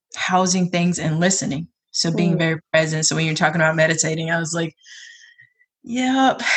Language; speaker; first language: English; native; English